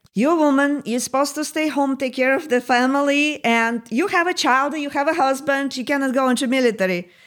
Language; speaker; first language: English; non-native, fluent; Russian